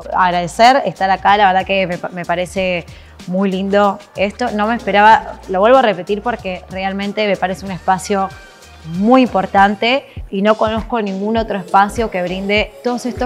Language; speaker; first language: Spanish; native; Spanish